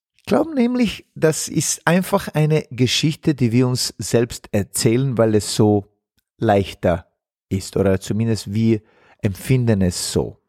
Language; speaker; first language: German; non-native, fluent; Bosnian